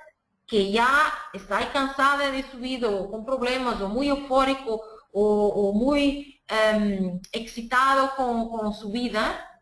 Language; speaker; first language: Spanish; non-native, fluent; Portuguese